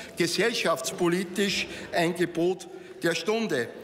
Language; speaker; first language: German; native; German